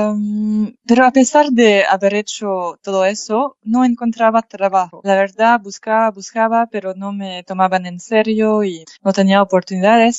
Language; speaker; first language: Spanish; non-native, fluent; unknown